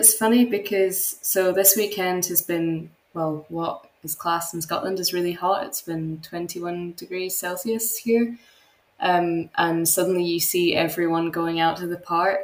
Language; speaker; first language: English; native; English